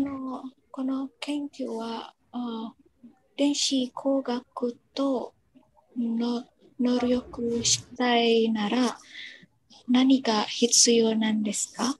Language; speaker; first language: Japanese; non-native, learner; Indonesian